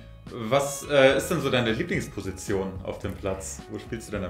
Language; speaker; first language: German; native; German